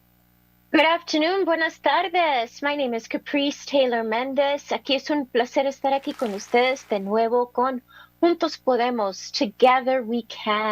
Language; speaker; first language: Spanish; early bilingual, heritage; English